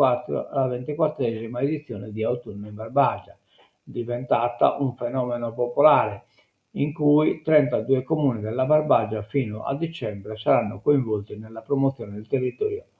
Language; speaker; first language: Italian; non-native, local second language; Sardinian